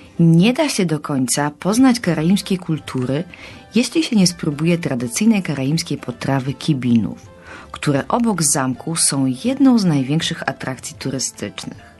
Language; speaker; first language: Polish; native; Polish